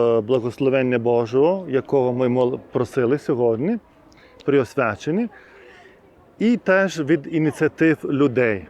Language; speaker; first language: Ukrainian; non-native, fluent; Lithuanian